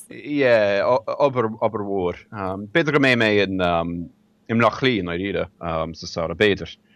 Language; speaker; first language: Irish; non-native, learner; English